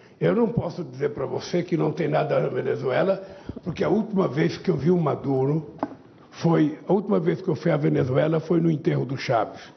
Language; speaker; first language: Portuguese; native; Portuguese